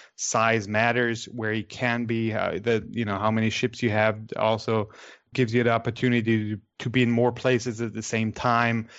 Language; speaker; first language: English; non-native, fluent; German